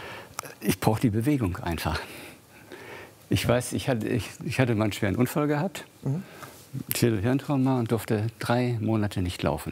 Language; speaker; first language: German; native; German